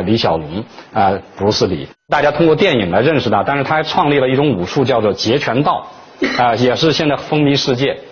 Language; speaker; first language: Chinese; native; Chinese